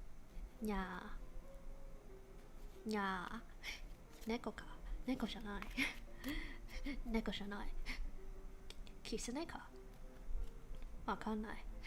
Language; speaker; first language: Japanese; non-native, learner; English